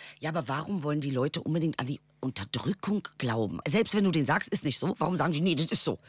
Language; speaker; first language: German; early bilingual, other home language; Turkish